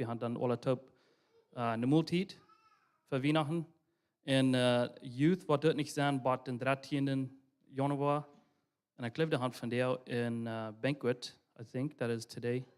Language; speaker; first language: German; non-native, learner; Low German